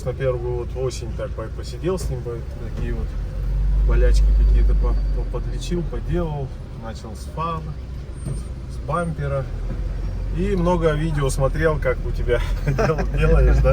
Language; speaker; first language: Russian; native; Russian